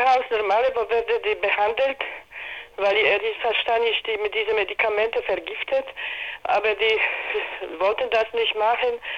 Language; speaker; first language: German; non-native, learner; Polish